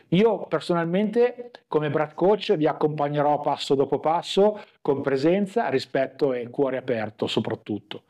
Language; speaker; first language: Italian; native; Italian